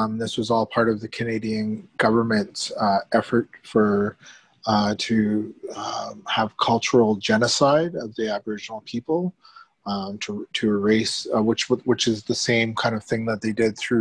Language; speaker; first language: English; native; English